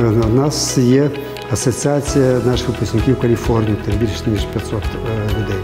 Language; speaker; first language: Ukrainian; non-native, local second language; Russian